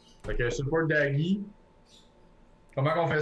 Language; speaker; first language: French; native; French